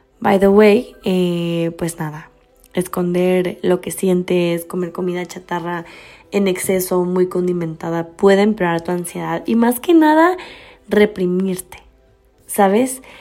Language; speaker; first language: Spanish; native; Spanish